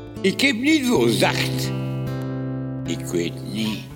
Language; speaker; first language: Dutch; non-native, learner; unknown